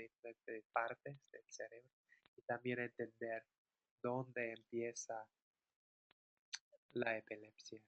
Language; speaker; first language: Spanish; non-native, fluent; English